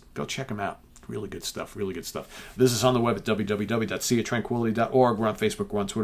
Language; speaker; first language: English; native; English